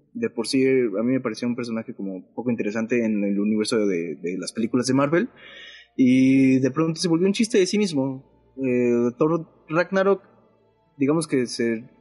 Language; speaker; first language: Spanish; native; Spanish